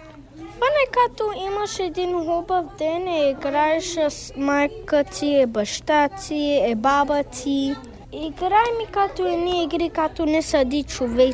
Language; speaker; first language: Bulgarian; early bilingual, heritage; Bulgarian